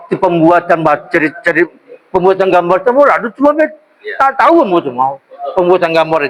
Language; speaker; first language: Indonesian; non-native, local second language; Minangkabau